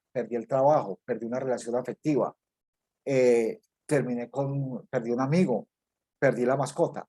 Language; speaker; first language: Spanish; native; Spanish